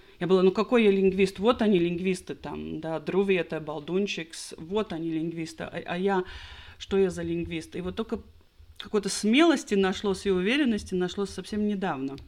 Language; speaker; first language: Russian; non-native, local second language; Latvian